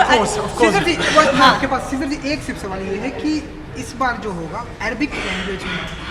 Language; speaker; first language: Hindi; native; Hindi